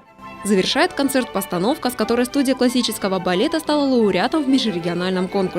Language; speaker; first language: Russian; native; Russian